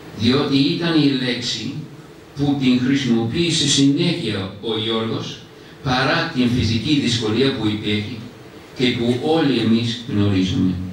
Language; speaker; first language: Greek; non-native, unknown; English